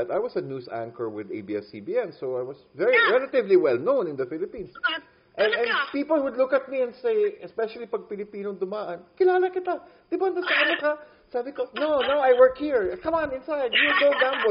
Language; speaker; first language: English; non-native, local second language; Filipino